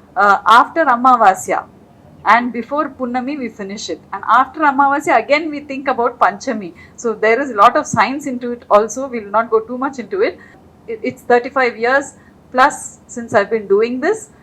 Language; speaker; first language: English; non-native, local second language; Telugu